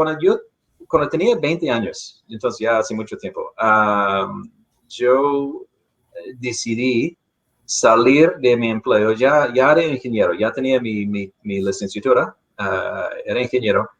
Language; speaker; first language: Spanish; non-native, fluent; English